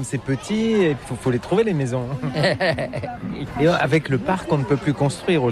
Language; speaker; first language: French; native; French